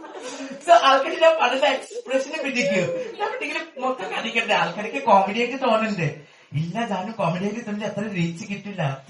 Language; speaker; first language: Malayalam; non-native, fluent; Assamese